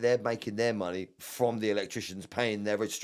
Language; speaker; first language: English; native; English